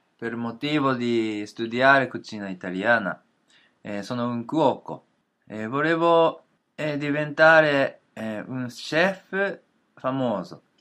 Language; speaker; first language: Italian; non-native, learner; Japanese